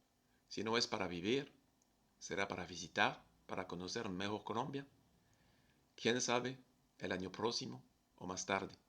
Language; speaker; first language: Spanish; non-native, fluent; French